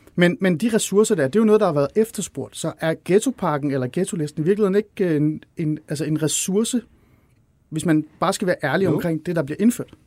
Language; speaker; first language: Danish; early bilingual, other home language; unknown